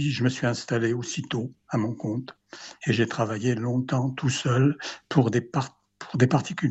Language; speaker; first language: French; native; French